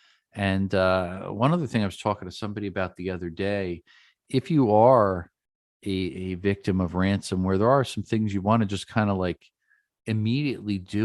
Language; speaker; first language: English; native; English